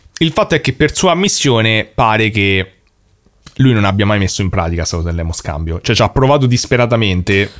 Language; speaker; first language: Italian; native; Italian